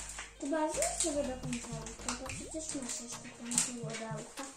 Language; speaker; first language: Polish; native; Polish